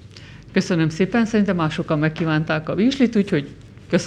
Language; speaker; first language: Hungarian; native; Hungarian